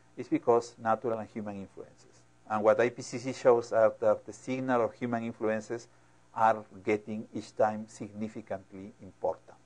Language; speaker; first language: English; non-native, fluent; Spanish